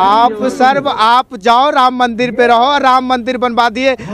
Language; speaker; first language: Hindi; native; Hindi